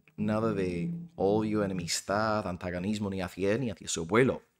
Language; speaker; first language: Spanish; non-native, fluent; English